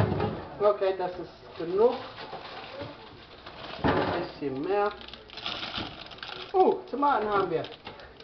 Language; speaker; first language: German; non-native, fluent; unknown